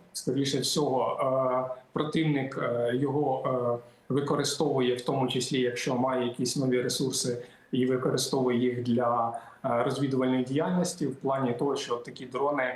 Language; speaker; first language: Ukrainian; native; Ukrainian